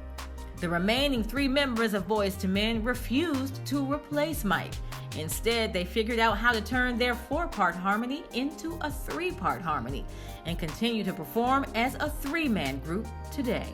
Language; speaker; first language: English; native; English